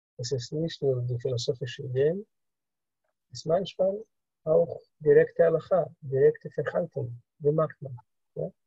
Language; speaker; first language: German; non-native, fluent; Russian